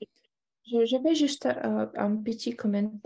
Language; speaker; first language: French; non-native, fluent; Russian